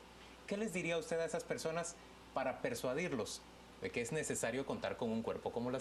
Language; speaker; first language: Spanish; native; Spanish